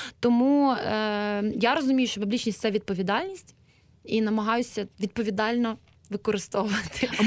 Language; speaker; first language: Ukrainian; native; Ukrainian